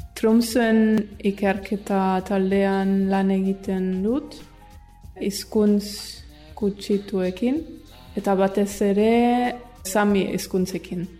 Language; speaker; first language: Basque; non-native, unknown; German